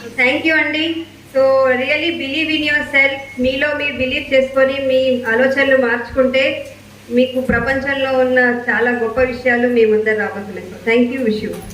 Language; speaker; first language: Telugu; native; Telugu